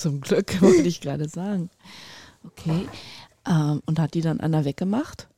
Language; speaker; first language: German; native; German